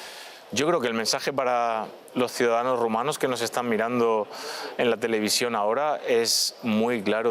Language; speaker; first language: Spanish; native; Spanish